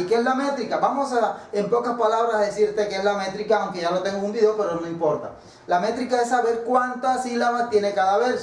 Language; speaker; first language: Spanish; native; Spanish